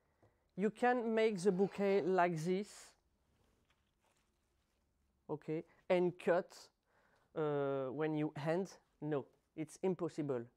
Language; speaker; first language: English; non-native, learner; French